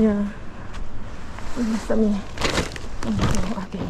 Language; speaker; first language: Spanish; non-native, learner; Filipino